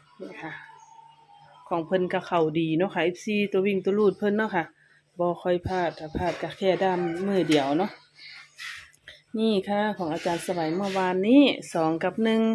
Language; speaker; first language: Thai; non-native, local second language; Lao